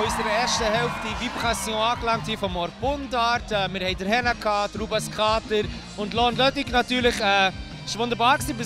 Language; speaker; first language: German; native; German